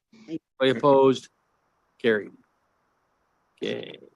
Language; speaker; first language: English; native; English